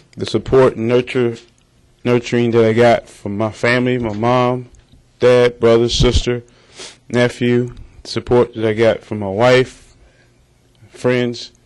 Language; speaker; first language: English; native; English